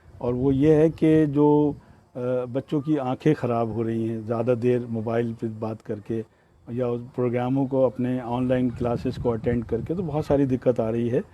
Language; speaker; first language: Urdu; native; Urdu